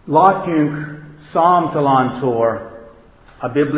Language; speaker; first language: Hungarian; non-native, fluent; English